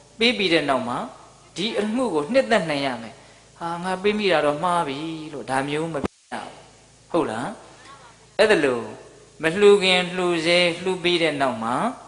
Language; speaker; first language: Burmese; native; Burmese